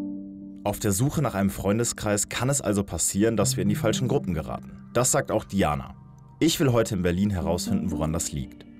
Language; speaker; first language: German; native; German